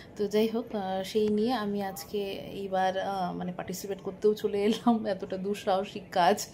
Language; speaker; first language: Bangla; non-native, local second language; Santali